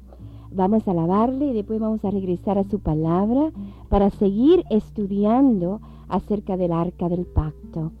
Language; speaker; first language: Spanish; native; Spanish